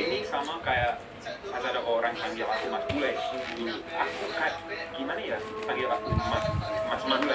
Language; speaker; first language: Indonesian; non-native, learner; English